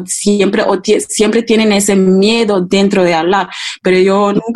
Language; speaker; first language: English; non-native, fluent; German